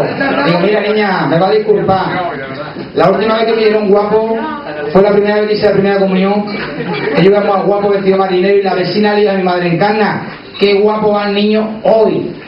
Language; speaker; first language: Spanish; native; Spanish